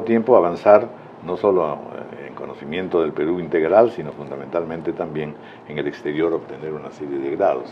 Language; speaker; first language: Spanish; native; Spanish